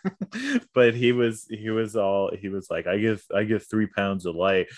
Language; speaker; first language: English; native; English